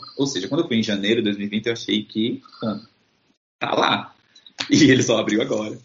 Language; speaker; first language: Portuguese; native; Portuguese